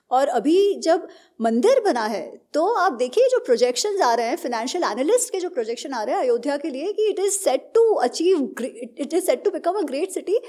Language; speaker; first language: Hindi; non-native, local second language; Gujarati